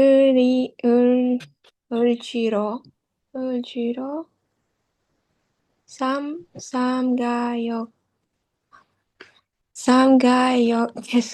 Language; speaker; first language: Korean; non-native, learner; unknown